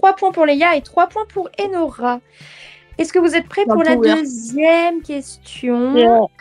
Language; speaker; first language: French; native; French